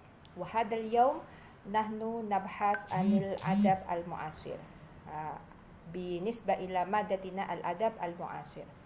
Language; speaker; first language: Arabic; non-native, fluent; Indonesian